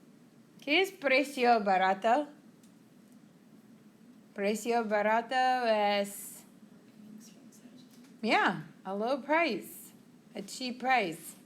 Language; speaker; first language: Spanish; non-native, fluent; English